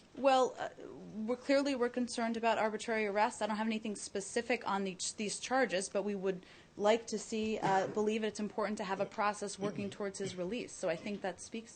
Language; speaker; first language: English; native; English